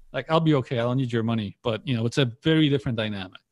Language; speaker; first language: English; early bilingual, other home language; Polish